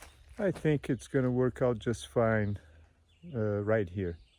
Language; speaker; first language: English; non-native, fluent; Portuguese